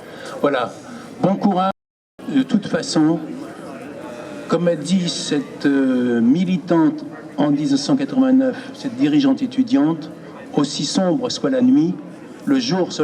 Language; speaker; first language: French; native; French